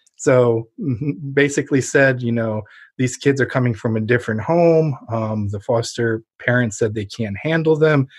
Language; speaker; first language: English; early bilingual, other home language; Ukrainian